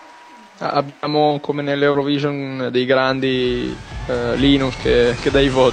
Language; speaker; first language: Italian; native; Italian